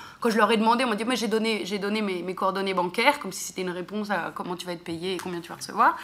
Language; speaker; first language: French; native; French